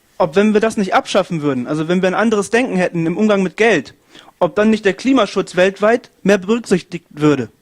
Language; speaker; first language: German; native; German